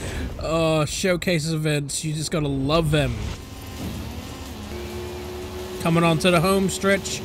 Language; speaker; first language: English; native; English